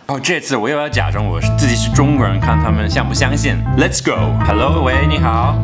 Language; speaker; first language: Chinese; non-native, fluent; English